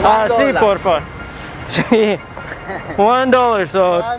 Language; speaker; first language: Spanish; non-native, learner; English